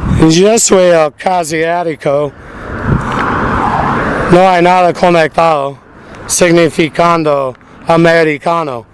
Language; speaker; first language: Spanish; non-native, fluent; English